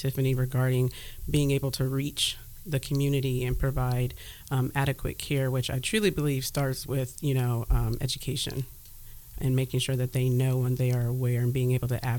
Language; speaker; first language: English; native; English